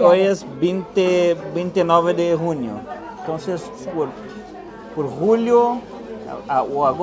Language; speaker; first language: Spanish; non-native, fluent; Portuguese